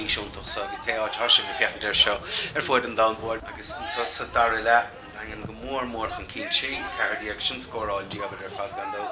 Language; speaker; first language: Irish; native; Irish